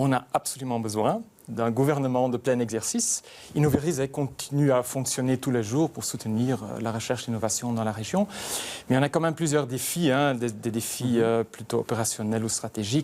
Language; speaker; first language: French; native; French